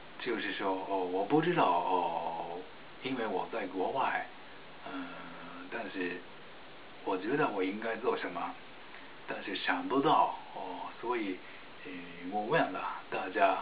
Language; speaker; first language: Chinese; non-native, fluent; Japanese